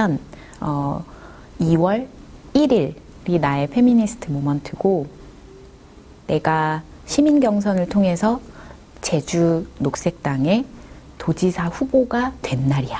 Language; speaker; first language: Korean; native; Korean